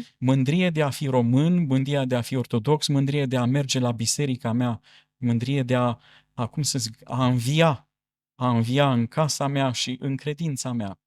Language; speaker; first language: Romanian; native; Romanian